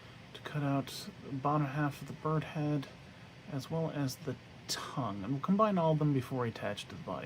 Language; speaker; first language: English; native; English